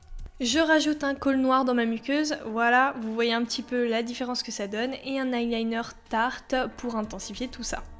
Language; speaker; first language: French; native; French